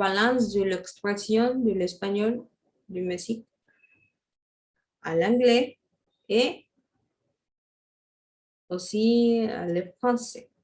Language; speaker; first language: French; non-native, learner; Spanish